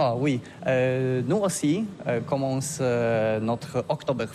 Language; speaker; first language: French; non-native, learner; Polish